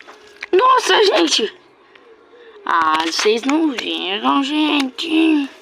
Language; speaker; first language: Portuguese; native; Portuguese